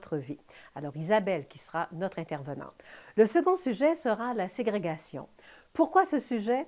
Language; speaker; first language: French; native; French